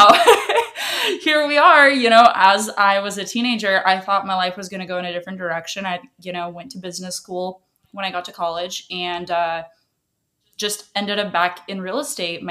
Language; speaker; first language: English; early bilingual, other home language; Russian